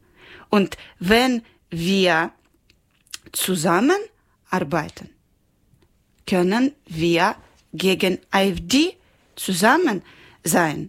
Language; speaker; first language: German; non-native, learner; Ukrainian